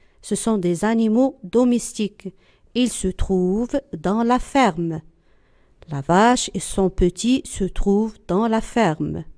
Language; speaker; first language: French; non-native, local second language; Arabic